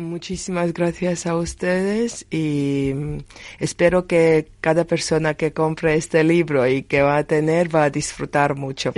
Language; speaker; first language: Spanish; non-native, learner; Georgian